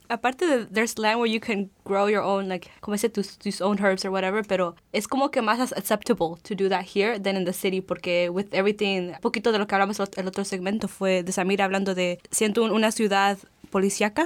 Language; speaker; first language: Spanish; early bilingual, heritage; Spanish